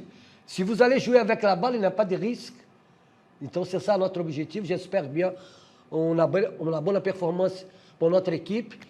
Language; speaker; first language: French; non-native, fluent; Portuguese